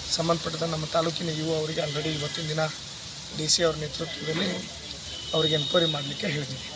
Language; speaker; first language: Kannada; non-native, local second language; Lambadi